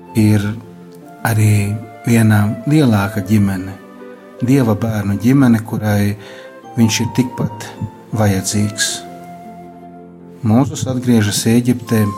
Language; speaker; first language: Latvian; native; Latvian